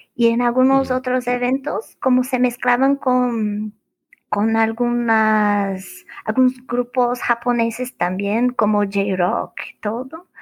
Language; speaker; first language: Spanish; non-native, fluent; Portuguese